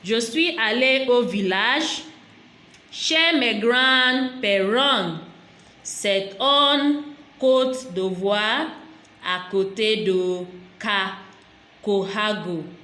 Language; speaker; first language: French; non-native, fluent; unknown